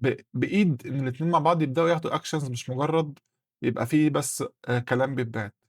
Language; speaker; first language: Arabic; native; Arabic